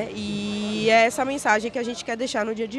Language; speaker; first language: Portuguese; native; Portuguese